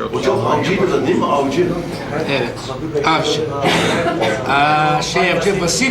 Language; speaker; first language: Turkish; non-native, fluent; Bulgarian